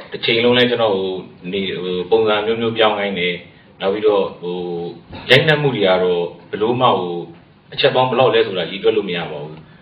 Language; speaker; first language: Burmese; native; Burmese